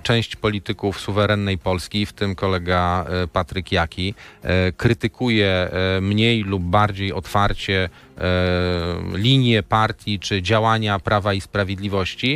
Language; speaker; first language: Polish; native; Polish